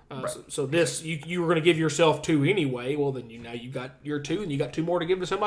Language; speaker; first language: English; native; English